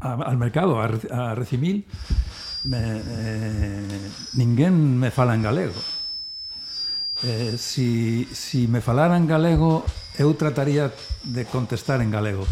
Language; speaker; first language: Galician; non-native, learner; Spanish